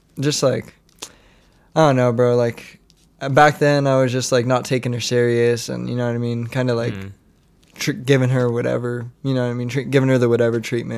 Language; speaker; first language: English; native; English